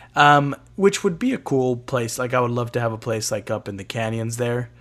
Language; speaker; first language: English; native; English